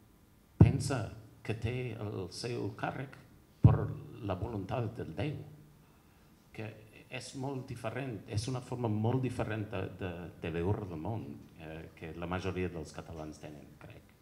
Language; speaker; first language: Catalan; non-native, fluent; English